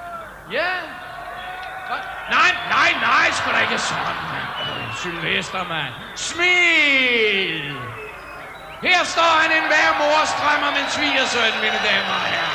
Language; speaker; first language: Danish; native; Danish